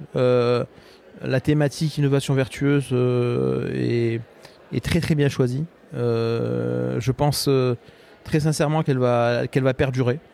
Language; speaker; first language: French; non-native, local second language; Arabic